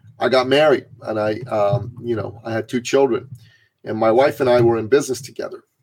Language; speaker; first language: English; early bilingual, other home language; Persian